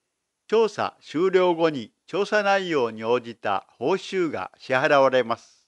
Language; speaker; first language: Japanese; native; Japanese